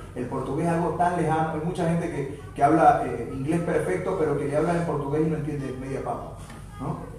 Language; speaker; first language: Spanish; native; Spanish